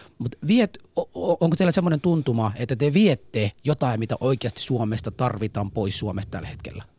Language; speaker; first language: Finnish; early bilingual, other home language; Somali